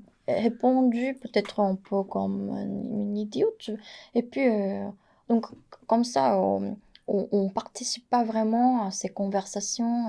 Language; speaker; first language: French; non-native, fluent; Korean